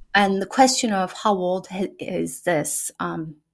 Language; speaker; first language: English; non-native, fluent; Turkish